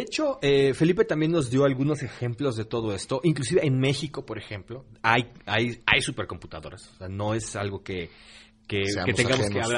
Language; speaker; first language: Spanish; native; Spanish